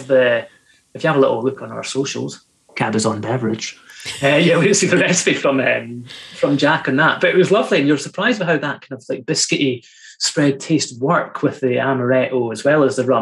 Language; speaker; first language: English; native; English